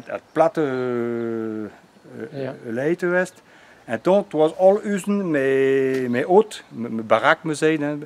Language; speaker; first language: Dutch; non-native, local second language; French